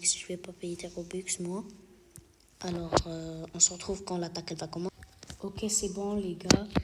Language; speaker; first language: French; native; French